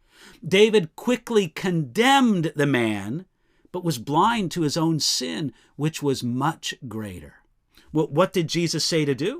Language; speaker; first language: English; native; English